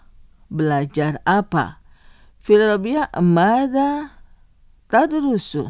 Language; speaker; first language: Arabic; non-native, fluent; Indonesian